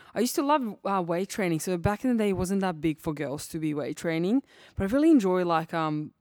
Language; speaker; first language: English; early bilingual, other home language; Serbian